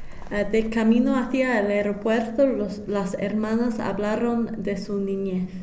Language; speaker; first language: Spanish; non-native, fluent; English